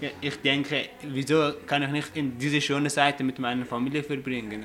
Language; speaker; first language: German; non-native, fluent; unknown